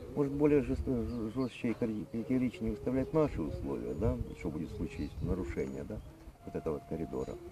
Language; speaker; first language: Russian; native; Russian